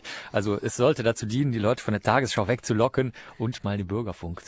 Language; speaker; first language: German; native; German